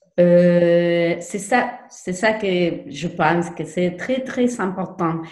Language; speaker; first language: French; non-native, learner; Spanish